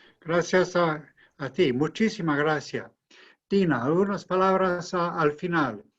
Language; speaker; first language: Spanish; non-native, fluent; English